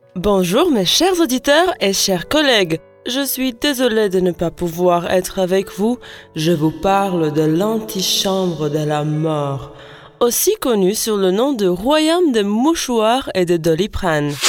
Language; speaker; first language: French; non-native, fluent; Latvian